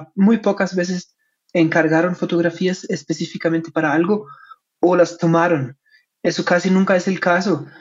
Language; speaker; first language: Spanish; non-native, fluent; German